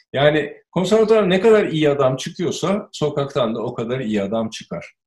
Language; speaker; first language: Turkish; early bilingual, other home language; Spanish